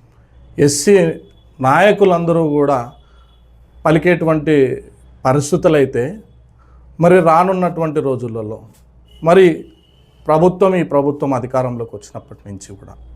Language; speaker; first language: Telugu; native; Telugu